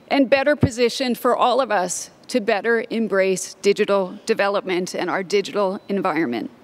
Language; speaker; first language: English; native; English